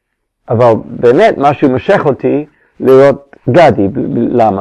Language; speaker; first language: Hebrew; non-native, fluent; English